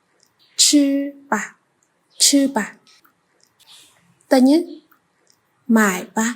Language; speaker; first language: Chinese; non-native, fluent; Khmer